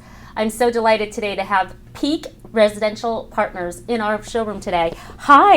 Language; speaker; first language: English; native; English